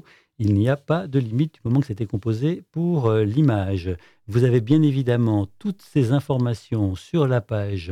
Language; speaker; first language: French; native; French